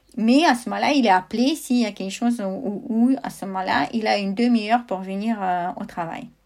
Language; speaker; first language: French; non-native, fluent; Russian